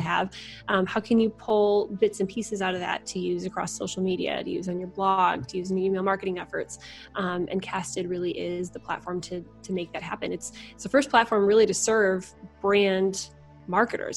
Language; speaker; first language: English; native; English